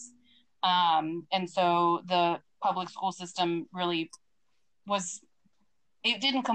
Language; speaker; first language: English; native; English